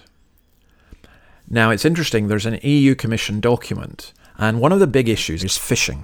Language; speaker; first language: English; native; English